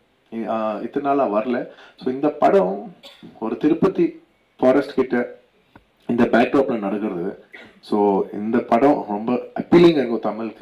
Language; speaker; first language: Tamil; non-native, local second language; Telugu